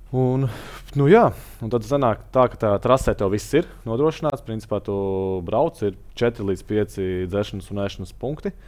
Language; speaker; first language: Latvian; native; Latvian